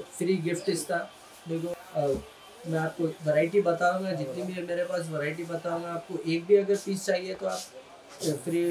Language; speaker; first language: Hindi; non-native, local second language; Urdu